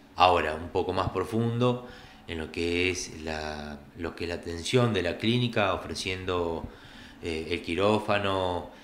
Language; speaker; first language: Spanish; native; Spanish